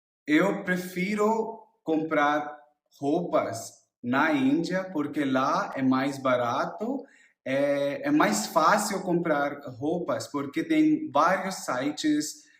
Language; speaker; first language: Portuguese; non-native, learner; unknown